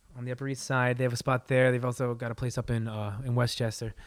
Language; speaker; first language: English; native; English